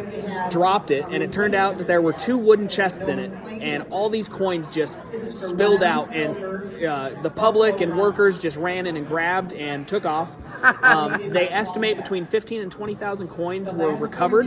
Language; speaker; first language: English; native; English